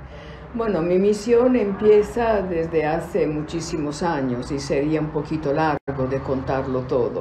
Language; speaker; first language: Spanish; non-native, fluent; Italian